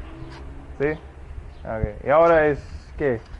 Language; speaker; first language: Spanish; non-native, fluent; English